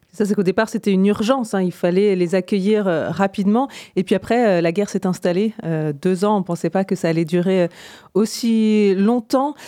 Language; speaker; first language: French; native; French